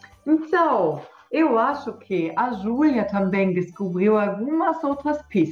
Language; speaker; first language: Portuguese; non-native, fluent; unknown